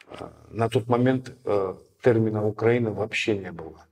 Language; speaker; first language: Russian; native; Russian